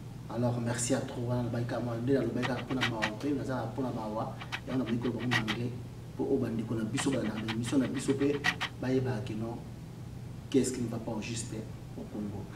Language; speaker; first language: French; non-native, local second language; Lingala